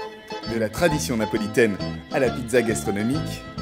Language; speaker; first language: French; native; French